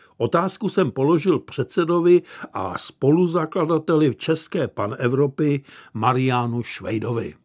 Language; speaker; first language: Czech; native; Czech